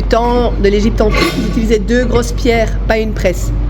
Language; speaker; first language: French; native; French